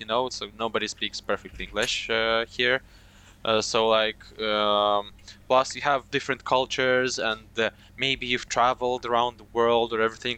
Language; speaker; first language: English; non-native, fluent; Romanian